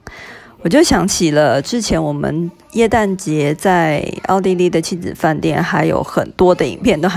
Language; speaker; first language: Chinese; native; Chinese